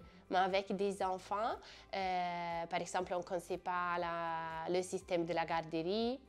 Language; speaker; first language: French; non-native, fluent; Italian